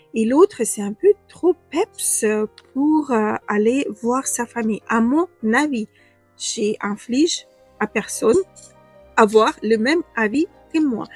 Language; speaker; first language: French; non-native, fluent; Ukrainian